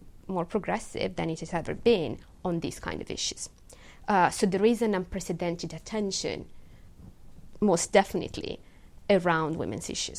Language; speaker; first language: English; non-native, fluent; Italian